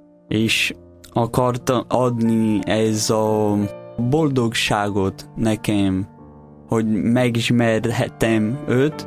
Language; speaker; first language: Hungarian; non-native, learner; Portuguese